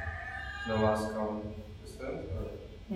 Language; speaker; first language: Spanish; non-native, fluent; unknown